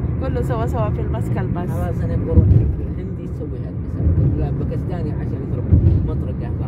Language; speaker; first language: Arabic; non-native, learner; Filipino